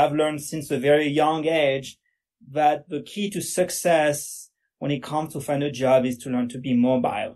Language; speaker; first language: English; non-native, fluent; French